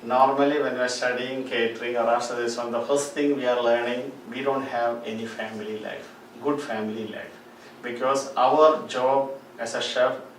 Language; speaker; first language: English; non-native, local second language; Malayalam